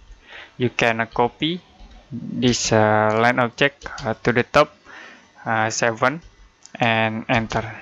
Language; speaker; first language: English; non-native, learner; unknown